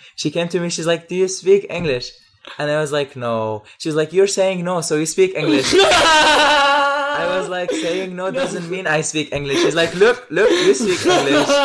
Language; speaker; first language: English; non-native, fluent; Arabic